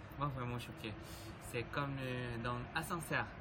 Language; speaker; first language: French; non-native, learner; Korean